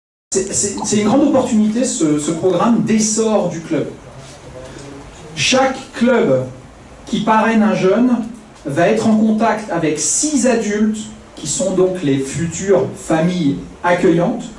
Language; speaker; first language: French; native; French